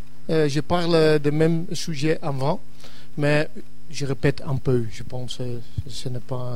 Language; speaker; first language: French; non-native, learner; English